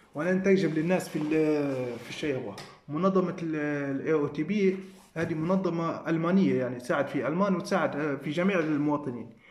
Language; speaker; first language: Arabic; native; Arabic